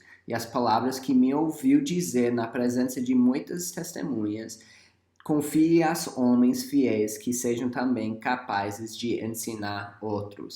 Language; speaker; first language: Portuguese; non-native, fluent; English